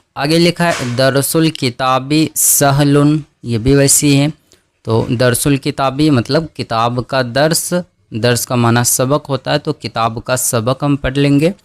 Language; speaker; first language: Urdu; native; Urdu